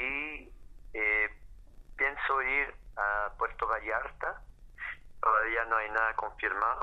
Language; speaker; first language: Spanish; non-native, fluent; French